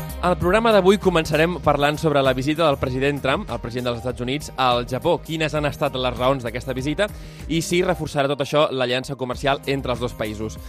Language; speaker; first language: Catalan; native; Catalan